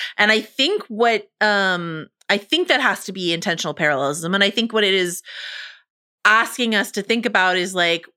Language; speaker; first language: English; native; English